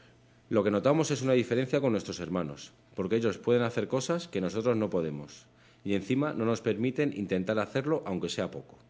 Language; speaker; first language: Spanish; native; Spanish